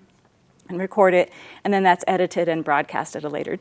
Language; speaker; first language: English; native; English